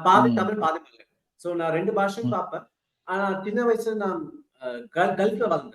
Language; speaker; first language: Tamil; early bilingual, heritage; Tamil